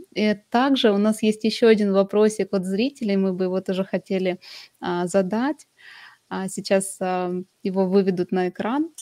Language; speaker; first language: Russian; native; Russian